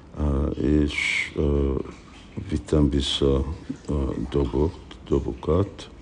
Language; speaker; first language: Hungarian; early bilingual, heritage; Hungarian